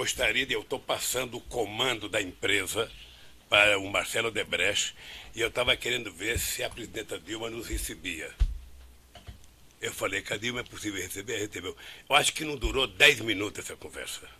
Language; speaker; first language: Portuguese; native; Portuguese